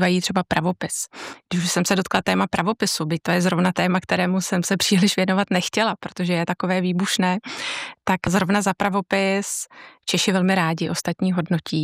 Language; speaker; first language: Czech; native; Czech